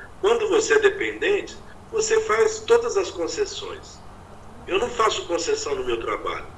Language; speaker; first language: Portuguese; native; Portuguese